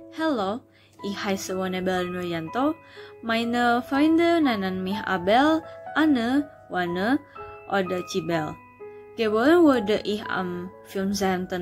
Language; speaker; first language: German; non-native, learner; Indonesian